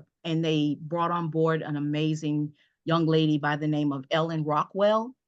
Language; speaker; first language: English; native; English